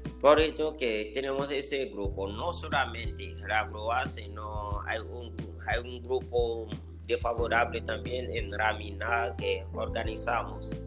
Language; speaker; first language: Spanish; non-native, learner; Haitian Creole